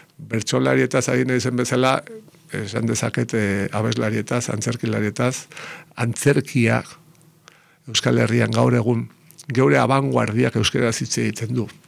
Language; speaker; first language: Basque; native; Basque